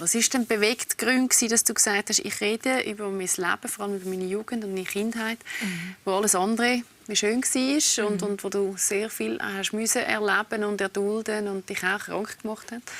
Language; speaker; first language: German; native; German